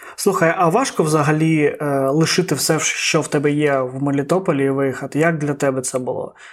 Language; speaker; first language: Ukrainian; non-native, local second language; Russian